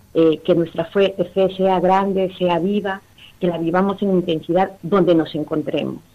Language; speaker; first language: Spanish; native; Spanish